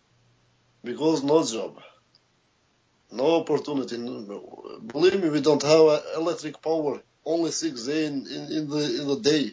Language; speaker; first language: English; non-native, learner; Albanian